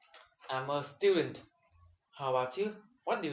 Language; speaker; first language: English; non-native, learner; Vietnamese